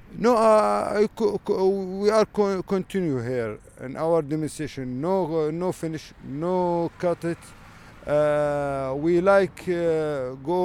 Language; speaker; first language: English; non-native, learner; Arabic